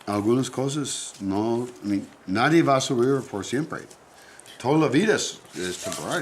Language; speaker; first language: Spanish; non-native, learner; English